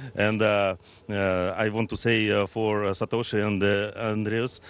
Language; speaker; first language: English; non-native, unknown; Russian